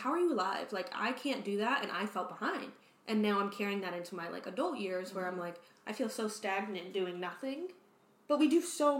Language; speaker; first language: English; native; English